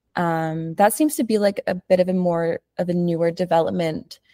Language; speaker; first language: English; early bilingual, other home language; Spanish